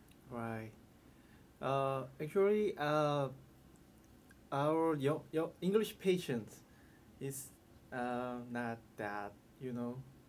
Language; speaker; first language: English; non-native, learner; Korean